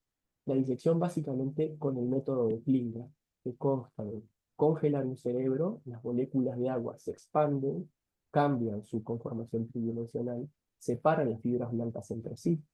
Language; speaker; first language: Spanish; native; Spanish